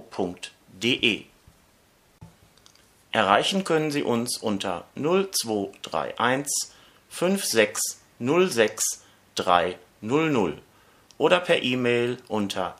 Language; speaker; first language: German; native; German